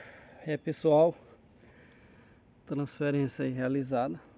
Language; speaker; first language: Portuguese; native; Portuguese